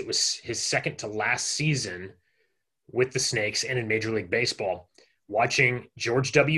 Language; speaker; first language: English; native; English